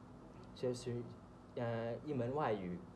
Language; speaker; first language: Chinese; non-native, learner; Thai